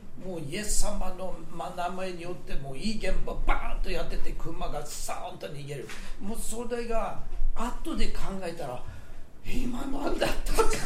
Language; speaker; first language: Japanese; non-native, fluent; Swedish